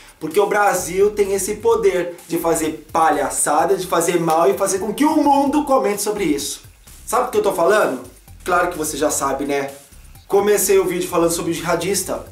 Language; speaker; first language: Portuguese; native; Portuguese